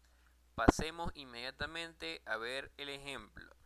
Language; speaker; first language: Spanish; native; Spanish